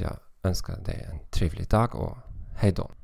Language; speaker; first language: Swedish; non-native, fluent; German